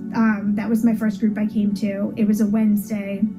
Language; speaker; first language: English; native; English